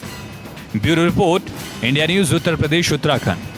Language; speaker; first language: Hindi; native; Hindi